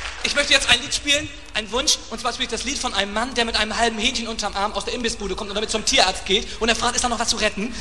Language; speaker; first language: German; native; German